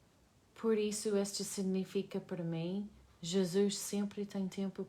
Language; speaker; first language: Portuguese; non-native, learner; English